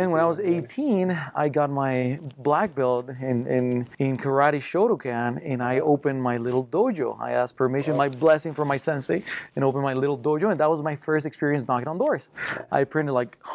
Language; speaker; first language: English; non-native, fluent; Spanish